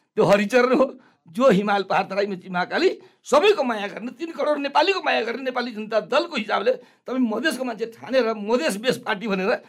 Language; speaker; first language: Nepali; non-native, local second language; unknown